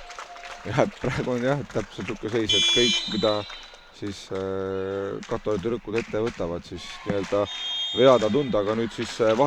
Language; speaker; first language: Estonian; native; Estonian